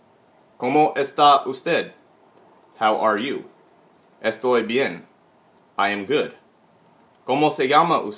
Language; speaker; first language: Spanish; non-native, learner; English